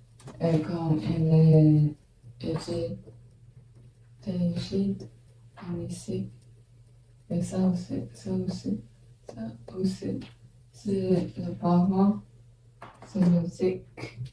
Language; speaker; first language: French; non-native, learner; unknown